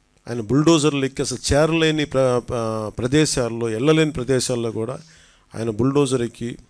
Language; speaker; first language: Telugu; native; Telugu